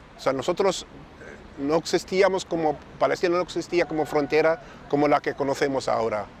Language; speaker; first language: Spanish; non-native, fluent; Arabic